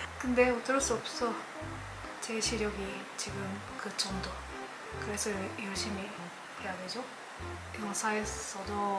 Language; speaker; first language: Korean; non-native, learner; Japanese